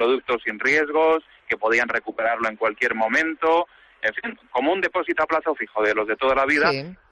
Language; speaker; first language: Spanish; native; Spanish